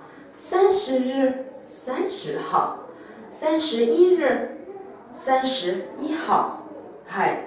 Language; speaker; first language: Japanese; non-native, local second language; Chinese